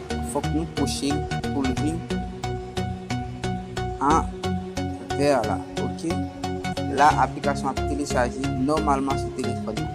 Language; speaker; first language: French; non-native, learner; Haitian Creole